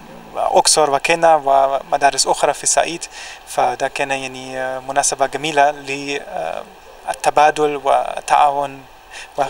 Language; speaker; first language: Arabic; non-native, fluent; German